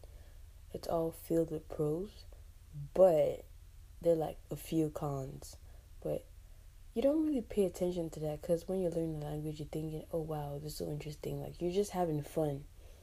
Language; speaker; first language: English; native; English